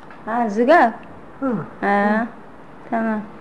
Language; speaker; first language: Arabic; non-native, learner; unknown